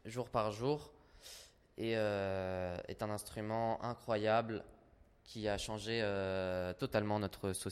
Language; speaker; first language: French; non-native, fluent; Italian